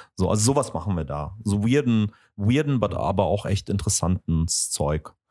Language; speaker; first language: German; early bilingual, other home language; Russian